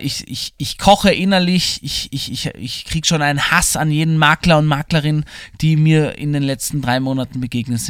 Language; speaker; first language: German; native; German